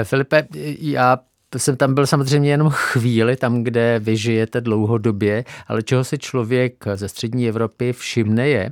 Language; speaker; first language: Czech; native; Czech